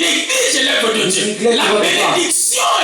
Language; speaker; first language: French; non-native, local second language; Lingala